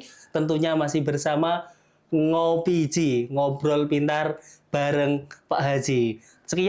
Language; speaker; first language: Indonesian; native; Indonesian